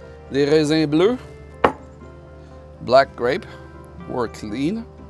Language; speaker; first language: English; non-native, fluent; French